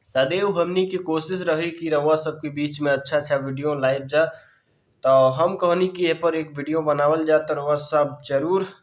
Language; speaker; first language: Bhojpuri; non-native, local second language; Awadhi